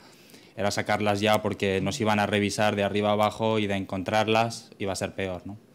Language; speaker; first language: Spanish; native; Spanish